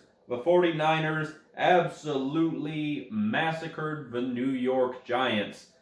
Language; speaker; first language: English; native; English